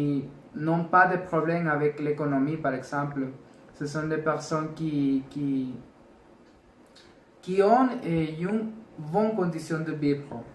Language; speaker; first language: French; non-native, learner; Spanish